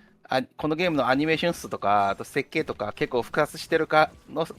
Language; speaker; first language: Japanese; non-native, fluent; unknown